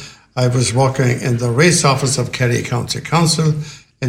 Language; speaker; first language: English; native; English